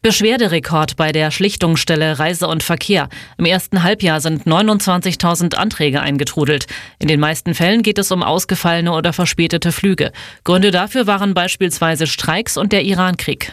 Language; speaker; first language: German; native; German